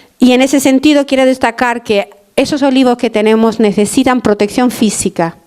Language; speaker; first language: Spanish; non-native, fluent; Albanian